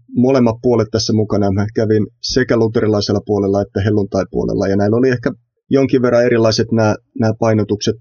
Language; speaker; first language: Finnish; native; Finnish